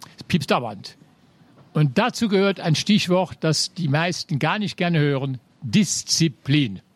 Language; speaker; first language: German; native; German